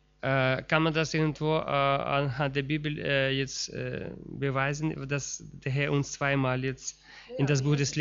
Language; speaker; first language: German; non-native, learner; Russian